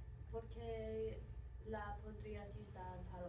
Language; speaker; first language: Spanish; non-native, learner; English